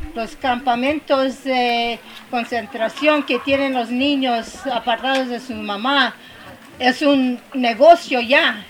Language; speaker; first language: Spanish; early bilingual, heritage; Spanish